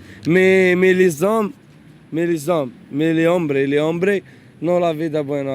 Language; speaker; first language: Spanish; non-native, learner; Arabic